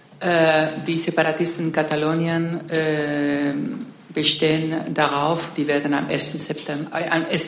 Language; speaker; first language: German; non-native, fluent; Spanish